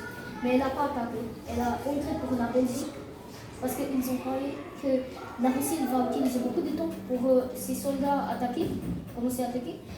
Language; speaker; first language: French; non-native, learner; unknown